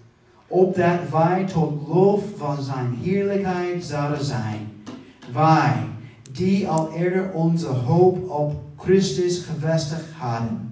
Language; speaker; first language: Dutch; non-native, fluent; English